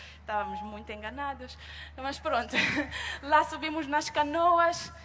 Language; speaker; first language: Portuguese; native; Portuguese